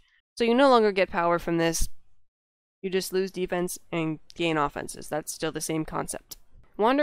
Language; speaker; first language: English; native; English